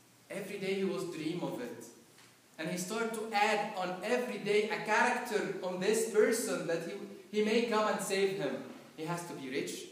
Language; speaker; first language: English; non-native, fluent; Arabic